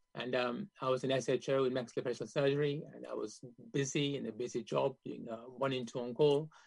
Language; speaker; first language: English; non-native, local second language; Gujarati